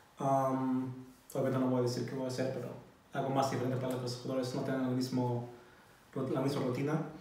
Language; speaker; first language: Spanish; non-native, learner; German